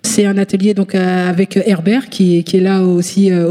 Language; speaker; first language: French; native; French